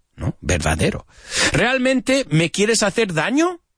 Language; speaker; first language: Spanish; non-native, fluent; English